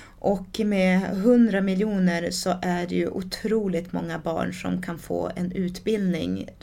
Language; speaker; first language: Swedish; early bilingual, other home language; Portuguese